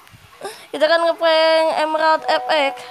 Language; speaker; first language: Indonesian; native; Indonesian